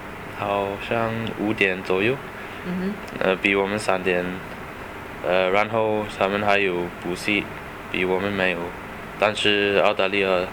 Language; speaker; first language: Chinese; non-native, learner; English